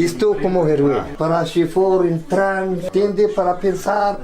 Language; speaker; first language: Spanish; non-native, learner; Arabic